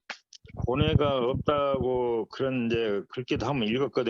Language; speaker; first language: Korean; native; Korean